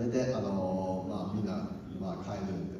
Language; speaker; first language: Japanese; non-native, learner; Cantonese